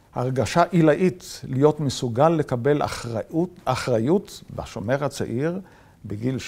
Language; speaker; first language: Hebrew; early bilingual, other home language; Yiddish